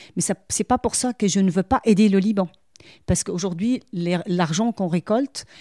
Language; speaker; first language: French; non-native, local second language; Arabic